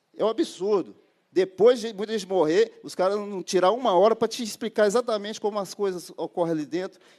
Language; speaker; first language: Portuguese; native; Portuguese